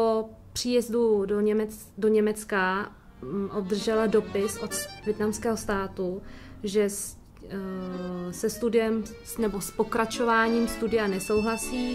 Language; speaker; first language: Czech; early bilingual, other home language; Vietnamese